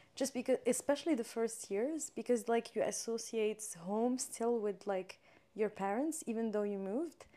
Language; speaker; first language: English; non-native, fluent; French